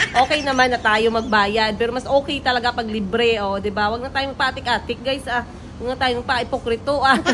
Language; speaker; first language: Filipino; non-native, local second language; Cebuano